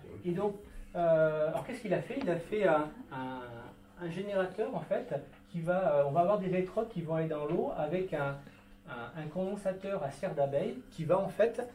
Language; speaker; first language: French; native; French